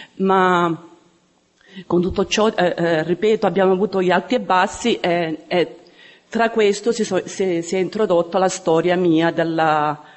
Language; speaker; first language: Italian; native; Italian